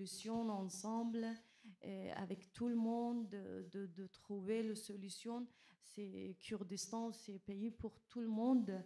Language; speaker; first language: French; non-native, learner; Kurdish